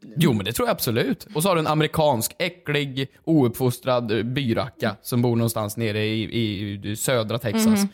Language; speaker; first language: Swedish; native; Swedish